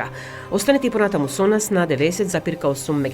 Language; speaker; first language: Macedonian; native; Macedonian